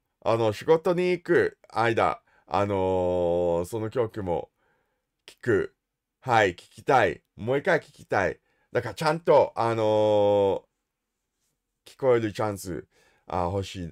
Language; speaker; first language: Japanese; non-native, learner; English